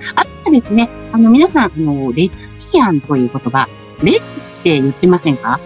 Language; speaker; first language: Japanese; native; Japanese